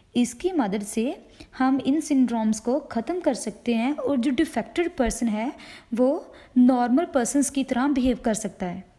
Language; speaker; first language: Hindi; non-native, local second language; Punjabi